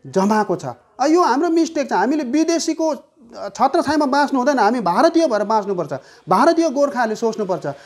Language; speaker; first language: Nepali; native; Nepali